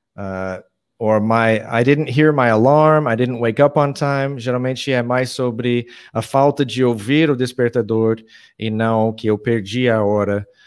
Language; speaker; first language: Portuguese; non-native, fluent; English